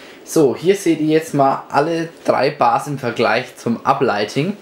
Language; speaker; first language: German; native; German